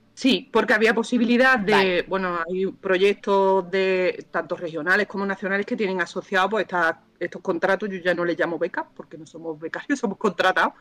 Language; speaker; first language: Spanish; native; Spanish